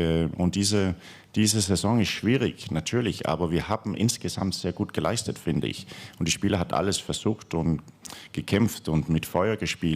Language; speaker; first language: German; non-native, fluent; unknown